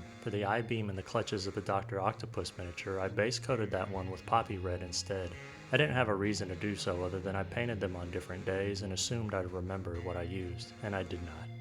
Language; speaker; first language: English; native; English